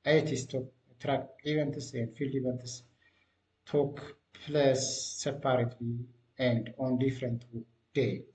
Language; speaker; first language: English; non-native, local second language; Amharic